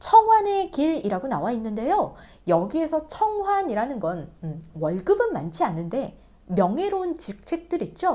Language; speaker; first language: Korean; native; Korean